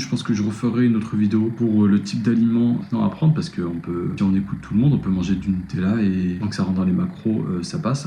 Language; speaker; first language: French; native; French